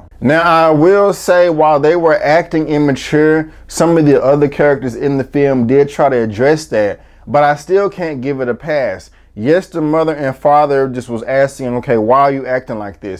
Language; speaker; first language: English; native; English